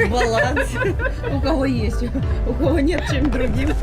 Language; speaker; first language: Russian; native; Russian